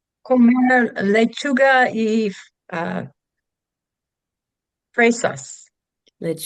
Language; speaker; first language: Spanish; non-native, learner; English